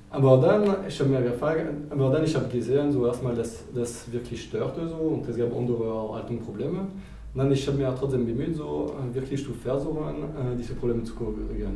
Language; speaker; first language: German; non-native, fluent; French